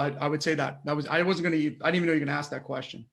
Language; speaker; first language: English; native; English